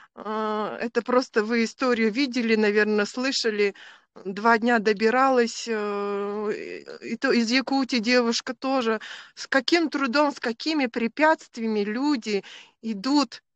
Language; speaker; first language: Russian; native; Russian